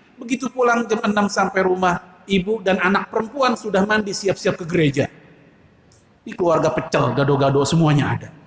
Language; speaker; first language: Indonesian; native; Indonesian